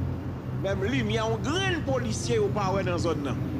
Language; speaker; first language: French; non-native, local second language; Haitian Creole